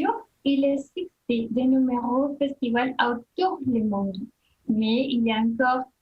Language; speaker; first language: French; non-native, fluent; Spanish